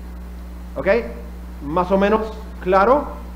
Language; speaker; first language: Spanish; non-native, fluent; English